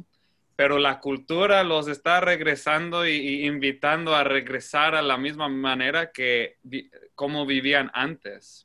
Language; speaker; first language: Spanish; non-native, fluent; English